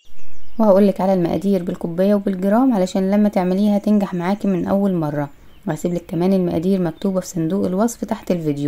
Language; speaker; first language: Arabic; native; Arabic